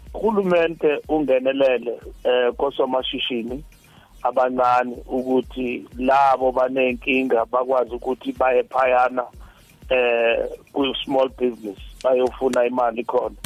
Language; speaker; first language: Zulu; non-native, local second language; Xhosa